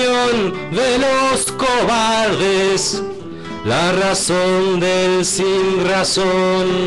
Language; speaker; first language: Spanish; native; Spanish